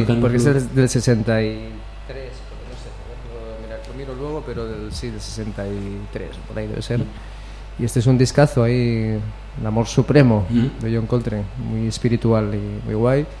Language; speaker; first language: Spanish; native; Spanish